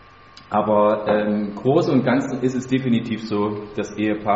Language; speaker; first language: German; native; German